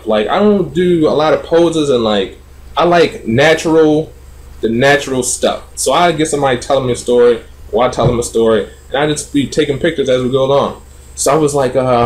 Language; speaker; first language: English; native; English